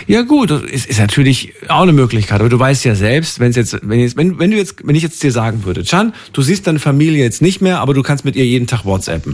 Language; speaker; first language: German; native; German